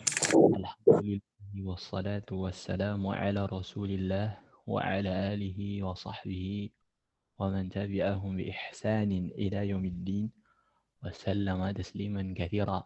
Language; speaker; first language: Arabic; non-native, fluent; Indonesian